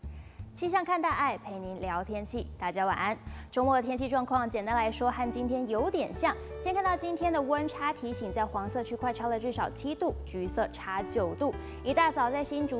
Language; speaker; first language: Chinese; native; Chinese